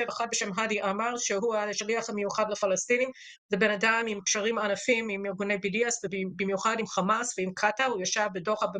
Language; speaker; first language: Hebrew; native; Hebrew